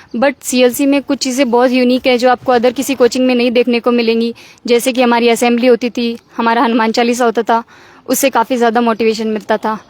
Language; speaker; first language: Hindi; native; Hindi